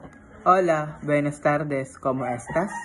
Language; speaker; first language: Spanish; non-native, learner; Filipino